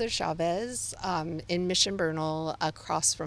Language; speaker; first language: English; native; English